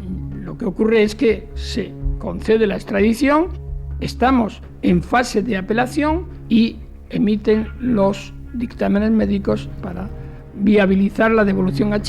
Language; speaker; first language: Spanish; native; Spanish